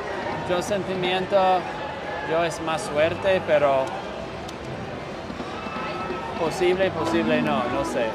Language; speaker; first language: Spanish; non-native, learner; English